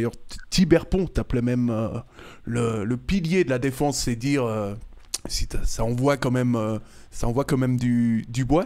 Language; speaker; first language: French; native; French